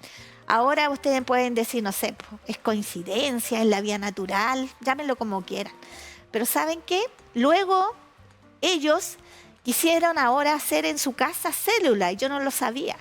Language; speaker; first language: Spanish; native; Spanish